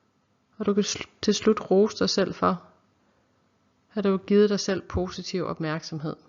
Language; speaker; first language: Danish; native; Danish